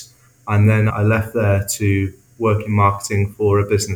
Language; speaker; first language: English; native; English